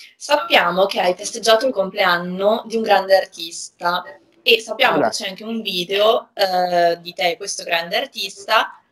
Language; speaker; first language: Italian; non-native, fluent; Russian